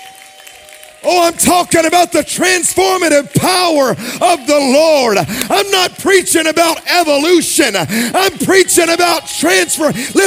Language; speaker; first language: English; native; English